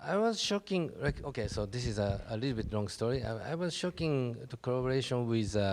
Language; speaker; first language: English; non-native, learner; Japanese